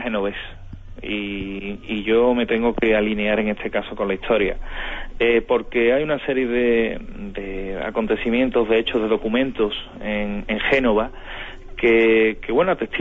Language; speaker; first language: Spanish; native; Spanish